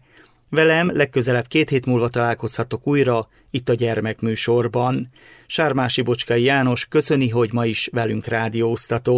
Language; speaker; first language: Hungarian; native; Hungarian